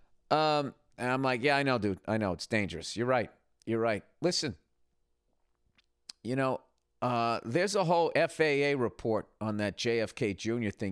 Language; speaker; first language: English; native; English